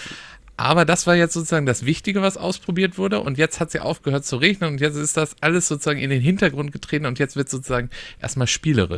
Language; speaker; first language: German; native; German